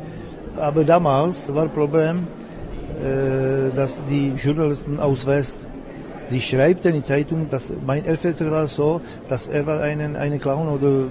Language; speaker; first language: German; non-native, learner; Czech